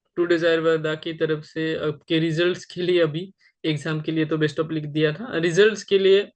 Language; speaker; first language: Hindi; non-native, local second language; Marathi